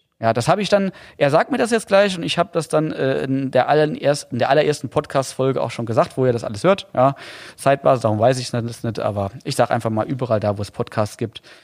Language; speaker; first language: German; native; German